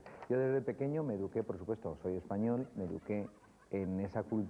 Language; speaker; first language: Spanish; native; Spanish